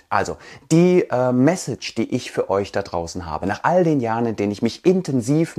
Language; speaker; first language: German; native; German